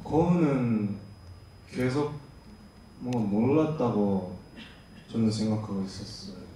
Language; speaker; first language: Korean; non-native, learner; Japanese